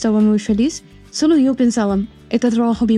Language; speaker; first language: Spanish; non-native, learner; Armenian